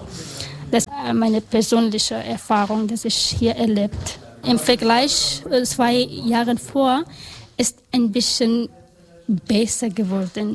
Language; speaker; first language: German; non-native, learner; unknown